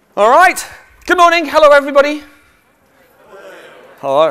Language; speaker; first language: English; native; English